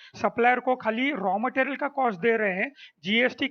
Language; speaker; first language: Hindi; non-native, local second language; Marathi